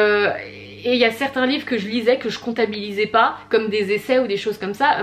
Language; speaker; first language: French; native; French